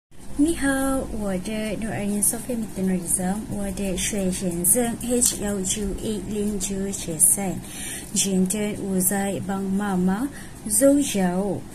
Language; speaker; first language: Chinese; non-native, learner; Malay